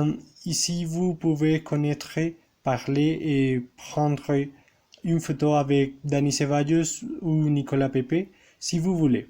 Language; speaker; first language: French; non-native, learner; Spanish